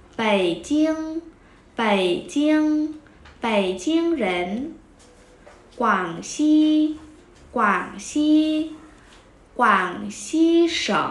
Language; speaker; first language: Chinese; non-native, fluent; Vietnamese